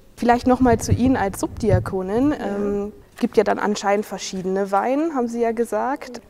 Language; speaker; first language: German; native; German